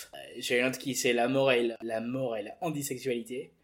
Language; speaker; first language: French; early bilingual, other home language; English